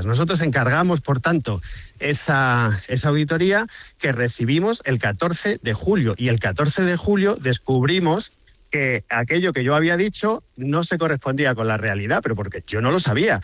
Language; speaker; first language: Spanish; native; Spanish